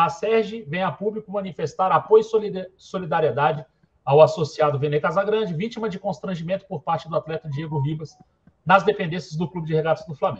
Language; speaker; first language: Portuguese; native; Portuguese